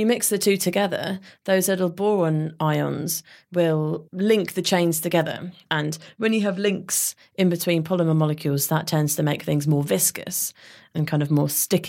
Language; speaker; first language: English; native; English